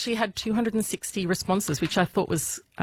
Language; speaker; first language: English; native; English